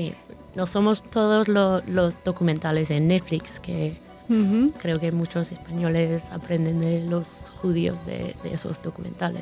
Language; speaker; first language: Spanish; non-native, fluent; English